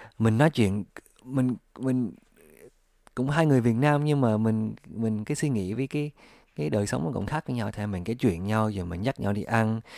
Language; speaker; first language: Vietnamese; early bilingual, heritage; English